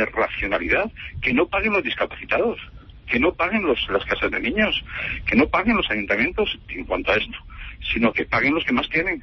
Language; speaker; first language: Spanish; native; Spanish